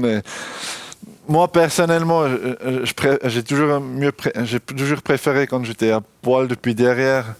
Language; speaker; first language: French; non-native, local second language; German